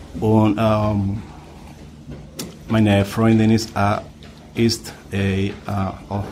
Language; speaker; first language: German; non-native, learner; Spanish